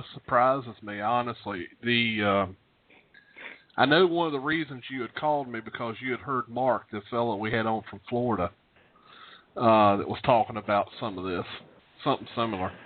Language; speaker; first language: English; native; English